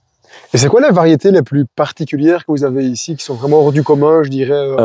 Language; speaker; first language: French; native; French